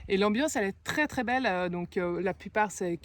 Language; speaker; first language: French; native; French